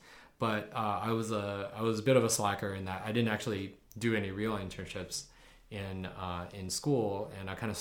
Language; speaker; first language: English; early bilingual, other home language; Chinese